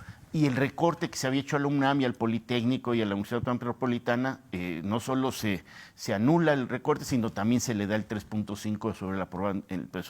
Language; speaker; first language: Spanish; native; Spanish